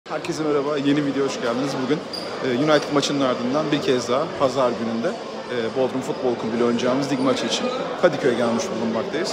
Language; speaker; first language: Turkish; native; Turkish